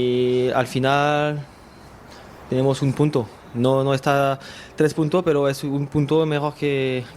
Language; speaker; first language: Spanish; non-native, learner; French